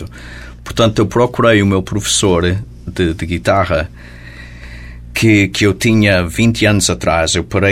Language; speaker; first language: Portuguese; early bilingual, heritage; Portuguese